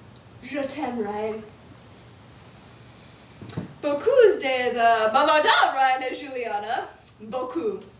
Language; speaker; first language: French; non-native, learner; English